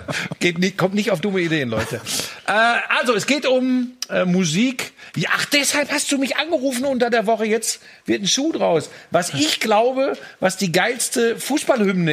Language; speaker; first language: German; native; German